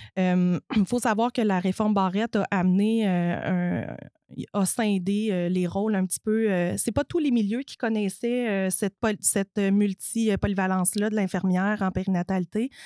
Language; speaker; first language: French; native; French